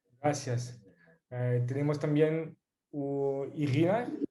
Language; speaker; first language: Spanish; non-native, fluent; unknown